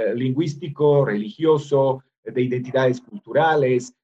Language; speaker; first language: Spanish; non-native, fluent; Serbian